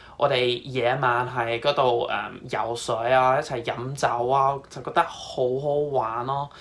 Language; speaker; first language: Cantonese; non-native, fluent; English